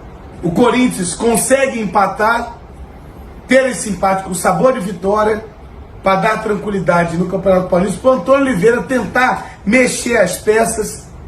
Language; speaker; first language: Portuguese; native; Portuguese